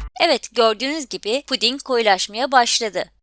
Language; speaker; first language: Turkish; native; Turkish